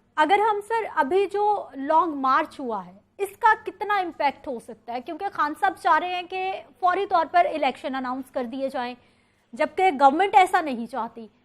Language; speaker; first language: Urdu; native; Urdu